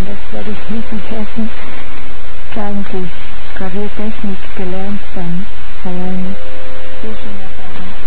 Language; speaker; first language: German; non-native, fluent; Portuguese